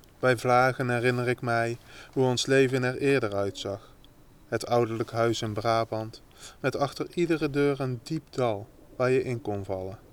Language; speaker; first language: Dutch; native; Dutch